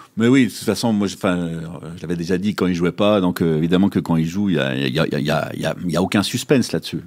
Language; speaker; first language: French; native; French